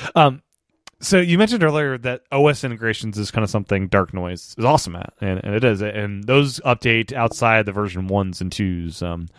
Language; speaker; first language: English; native; English